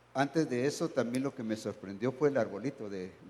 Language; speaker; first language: Spanish; native; Spanish